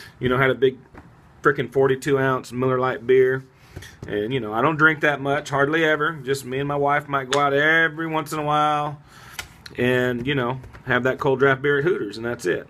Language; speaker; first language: English; native; English